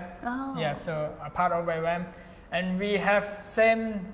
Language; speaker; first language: English; non-native, fluent; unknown